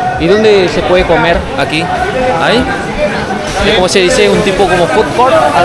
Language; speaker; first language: Spanish; non-native, fluent; Indonesian